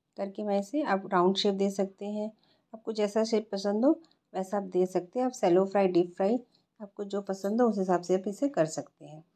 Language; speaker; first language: Hindi; native; Hindi